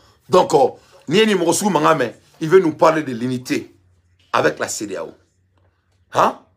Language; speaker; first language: French; non-native, local second language; Bambara